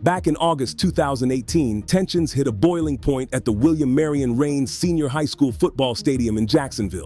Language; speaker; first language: English; native; English